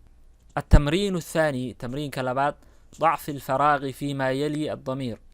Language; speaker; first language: Arabic; non-native, local second language; Somali